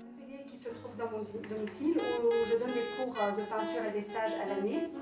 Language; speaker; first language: French; non-native, local second language; Arabic